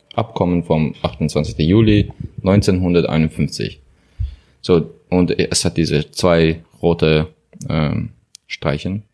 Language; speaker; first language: German; non-native, learner; Azerbaijani